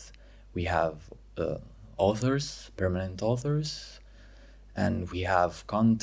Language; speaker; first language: English; non-native, fluent; Italian